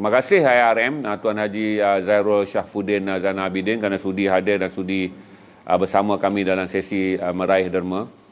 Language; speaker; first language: Malay; native; Malay